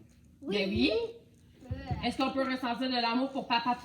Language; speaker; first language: French; native; French